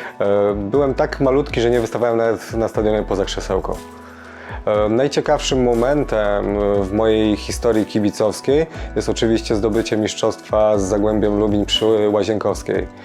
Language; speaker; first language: Polish; native; Polish